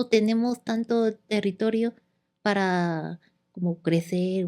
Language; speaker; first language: Spanish; non-native, learner; Korean